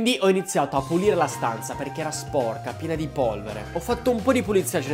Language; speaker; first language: Italian; native; Italian